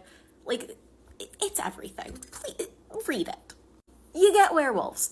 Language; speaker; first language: English; native; English